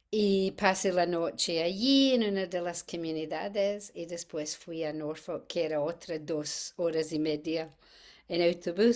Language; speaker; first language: Spanish; non-native, fluent; English